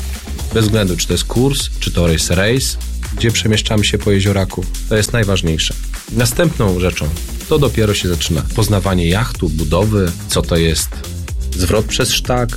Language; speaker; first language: Polish; native; Polish